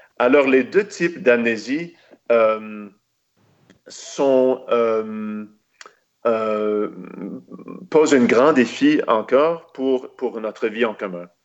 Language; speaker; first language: French; non-native, local second language; English